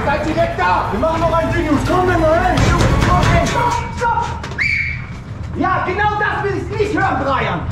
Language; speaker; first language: German; native; German